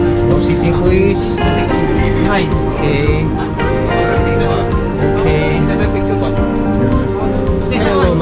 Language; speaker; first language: English; non-native, local second language; Filipino